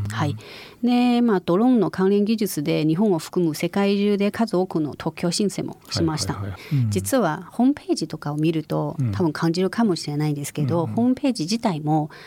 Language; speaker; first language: Japanese; non-native, fluent; Chinese